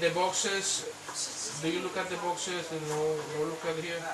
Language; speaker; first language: English; non-native, learner; Spanish